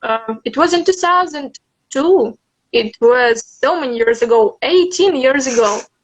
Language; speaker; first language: English; non-native, learner; Russian